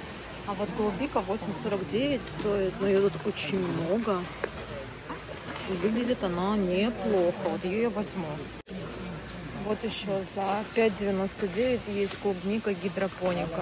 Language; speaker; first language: Russian; native; Russian